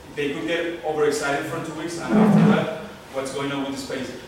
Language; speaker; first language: English; non-native, fluent; Spanish